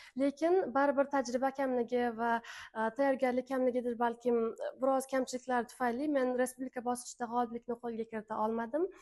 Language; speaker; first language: Uzbek; non-native, local second language; Turkmen